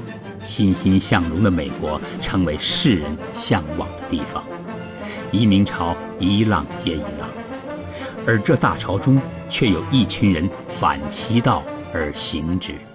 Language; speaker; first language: Chinese; native; Chinese